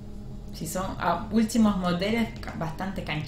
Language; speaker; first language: Spanish; non-native, learner; Russian